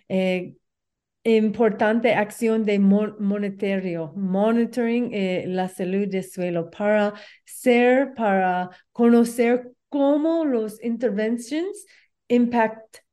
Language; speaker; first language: Spanish; non-native, learner; English